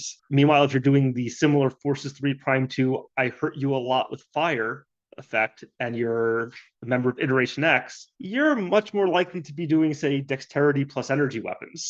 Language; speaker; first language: English; native; English